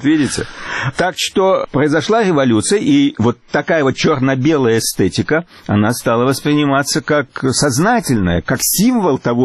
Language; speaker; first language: Russian; native; Russian